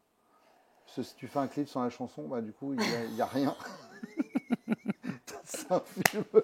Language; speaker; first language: French; native; French